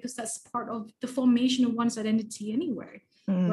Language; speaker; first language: English; native; English